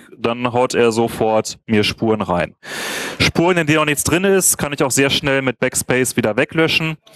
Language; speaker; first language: German; native; German